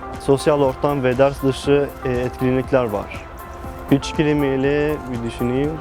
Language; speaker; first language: Turkish; non-native, learner; Arabic